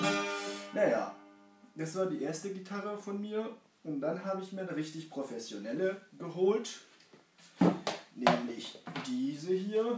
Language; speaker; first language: German; early bilingual, other home language; Kurdish